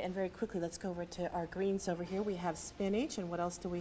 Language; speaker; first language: English; native; English